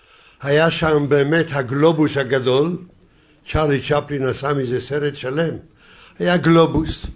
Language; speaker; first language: Hebrew; early bilingual, other home language; Yiddish